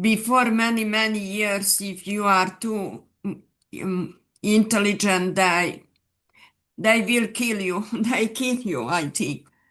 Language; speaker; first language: English; non-native, fluent; Serbian